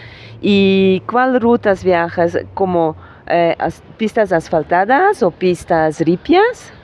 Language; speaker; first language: Spanish; non-native, learner; German